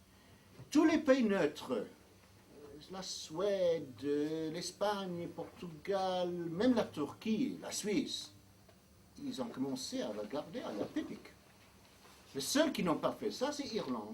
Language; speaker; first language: French; non-native, fluent; English